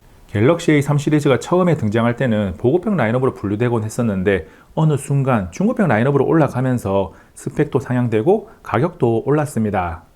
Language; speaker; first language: Korean; native; Korean